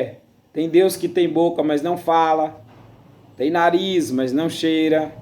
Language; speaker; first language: Portuguese; native; Portuguese